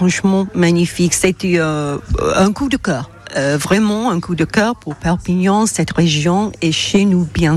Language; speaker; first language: French; non-native, learner; English